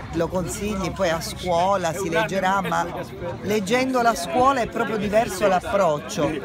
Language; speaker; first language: Italian; native; Italian